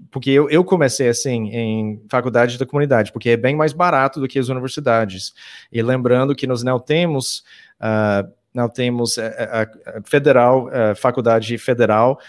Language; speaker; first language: Portuguese; non-native, fluent; English